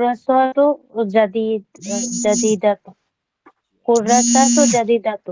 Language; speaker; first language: Arabic; non-native, learner; Bangla